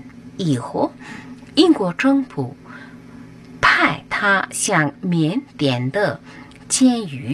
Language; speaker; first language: Chinese; non-native, learner; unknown